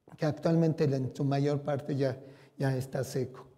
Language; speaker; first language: Spanish; native; Spanish